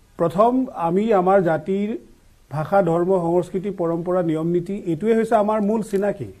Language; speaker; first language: Assamese; non-native, local second language; Mising